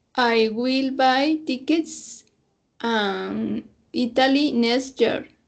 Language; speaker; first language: English; non-native, learner; Spanish